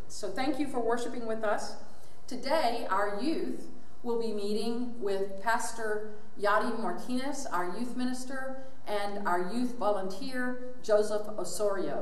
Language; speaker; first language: English; native; English